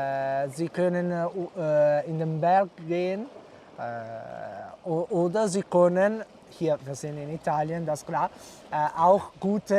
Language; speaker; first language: German; non-native, learner; Italian